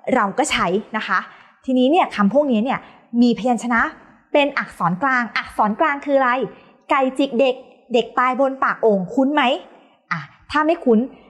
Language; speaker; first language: Thai; native; Thai